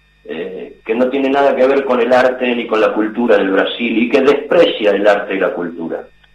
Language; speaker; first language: Spanish; native; Spanish